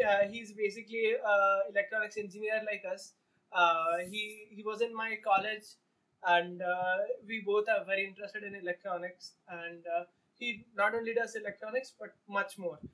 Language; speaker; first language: English; non-native, local second language; Marathi